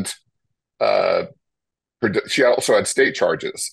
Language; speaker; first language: English; native; English